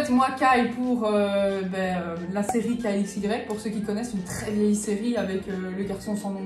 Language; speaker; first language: French; native; French